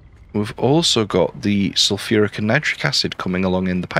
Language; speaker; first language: English; native; English